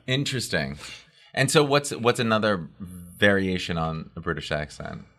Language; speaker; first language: English; native; English